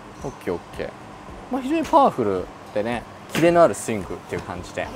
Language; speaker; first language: Japanese; native; Japanese